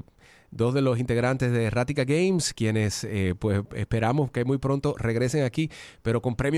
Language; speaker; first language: Spanish; native; Spanish